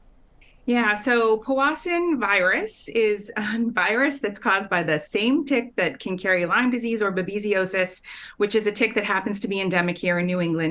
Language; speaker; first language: English; native; English